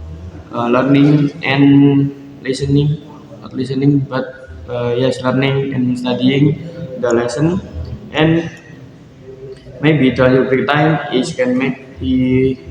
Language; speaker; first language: English; non-native, learner; Indonesian